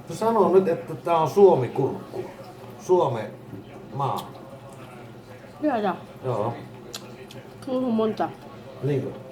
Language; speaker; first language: Finnish; non-native, learner; Thai